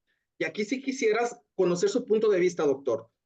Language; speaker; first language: Spanish; native; Spanish